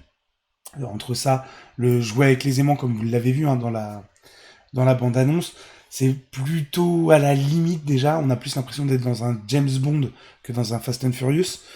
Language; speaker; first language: French; native; French